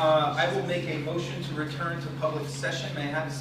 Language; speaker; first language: English; native; English